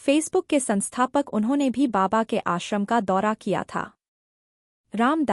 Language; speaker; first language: Hindi; native; Hindi